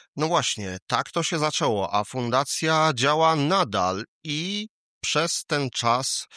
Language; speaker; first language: Polish; native; Polish